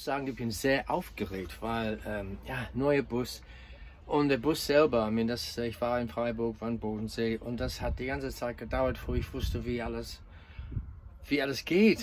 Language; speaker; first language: German; non-native, fluent; English